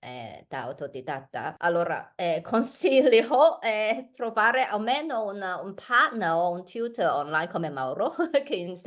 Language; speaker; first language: Italian; non-native, learner; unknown